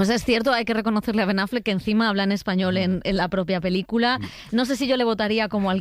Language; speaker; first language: Spanish; native; Spanish